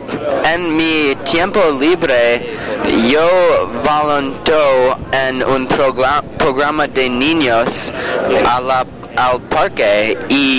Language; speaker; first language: Spanish; non-native, learner; English